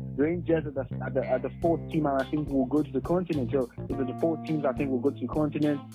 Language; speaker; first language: English; non-native, local second language; Yoruba